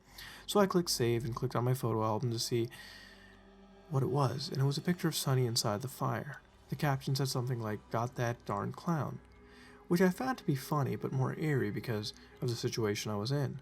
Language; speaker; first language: English; native; English